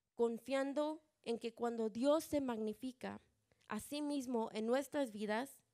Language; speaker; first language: Spanish; early bilingual, other home language; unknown